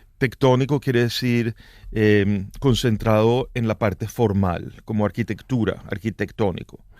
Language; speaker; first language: Spanish; native; Spanish